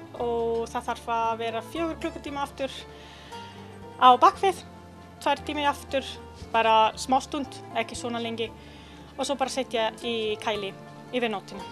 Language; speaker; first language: Icelandic; non-native, learner; Italian